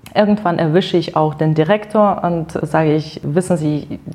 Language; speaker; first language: German; non-native, fluent; Russian